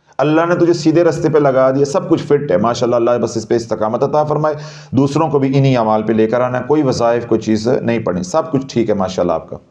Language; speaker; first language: Urdu; non-native, local second language; Punjabi